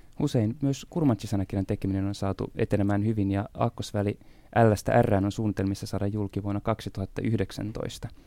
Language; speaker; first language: Finnish; native; Finnish